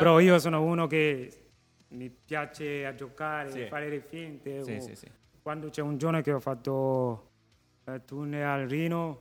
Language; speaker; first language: Italian; non-native, local second language; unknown